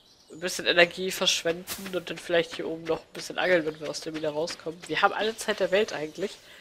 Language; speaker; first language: German; native; German